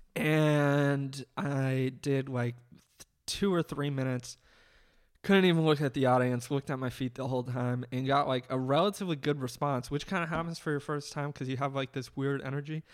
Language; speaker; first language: English; native; English